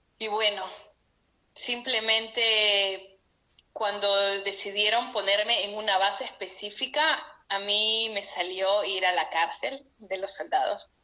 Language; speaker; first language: Spanish; native; Spanish